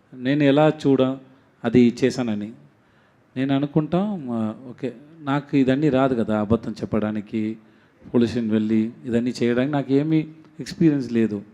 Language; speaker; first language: Telugu; non-native, learner; Tamil